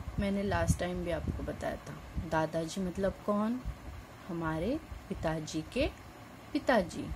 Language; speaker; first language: Hindi; non-native, local second language; Marathi